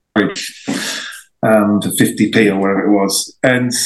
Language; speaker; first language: English; native; English